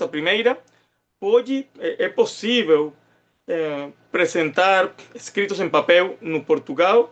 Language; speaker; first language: Portuguese; non-native, fluent; Spanish